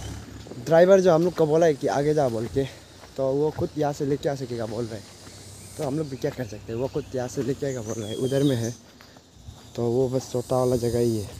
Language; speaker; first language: Hindi; non-native, local second language; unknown